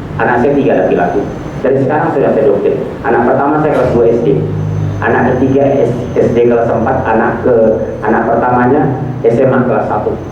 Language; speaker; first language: Indonesian; native; Indonesian